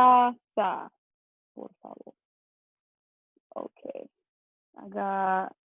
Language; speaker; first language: Spanish; non-native, fluent; English